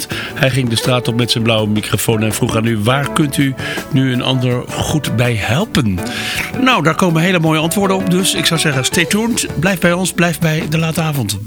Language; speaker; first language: Dutch; native; Dutch